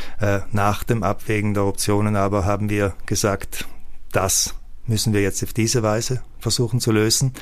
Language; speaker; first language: German; native; German